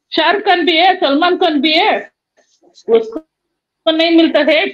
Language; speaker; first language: Hindi; non-native, local second language; Kannada